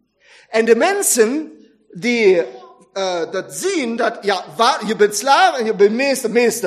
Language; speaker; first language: Dutch; non-native, fluent; German